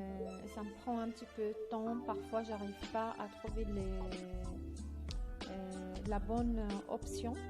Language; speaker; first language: French; non-native, fluent; Arabic